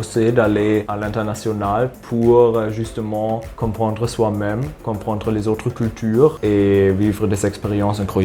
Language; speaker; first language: French; non-native, fluent; German